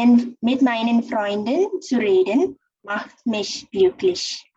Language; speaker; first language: German; non-native, learner; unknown